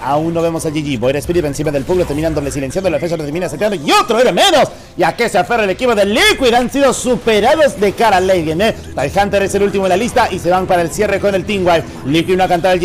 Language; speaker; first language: Spanish; native; Spanish